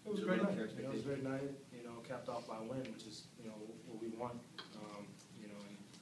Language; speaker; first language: English; native; English